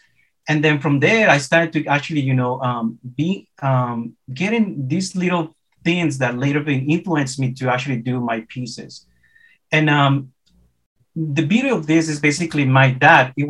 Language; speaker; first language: English; non-native, fluent; Spanish